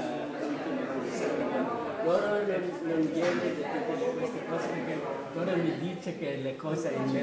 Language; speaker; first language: Italian; non-native, learner; English